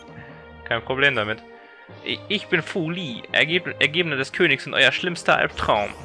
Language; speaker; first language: German; native; German